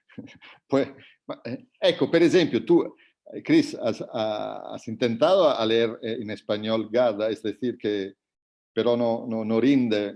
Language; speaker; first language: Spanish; non-native, fluent; Italian